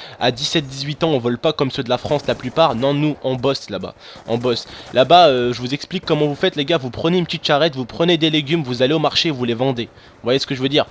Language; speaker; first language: French; non-native, local second language; Arabic